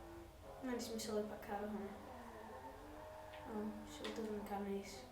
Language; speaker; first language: Welsh; non-native, local second language; English